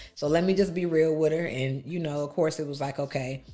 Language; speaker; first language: English; native; English